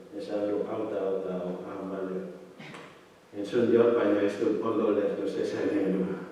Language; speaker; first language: Basque; non-native, learner; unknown